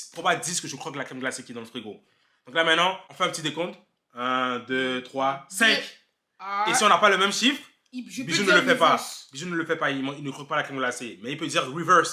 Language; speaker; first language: French; native; French